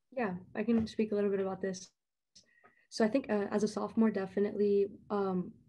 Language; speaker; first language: English; native; English